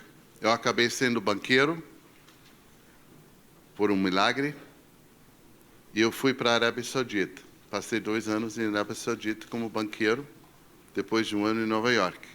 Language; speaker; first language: Portuguese; non-native, fluent; English